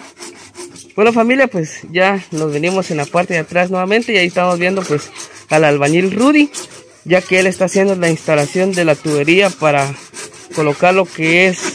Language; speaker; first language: Spanish; native; Spanish